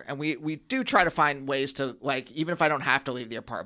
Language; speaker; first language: English; native; English